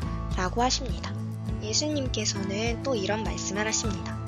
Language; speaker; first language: Korean; native; Korean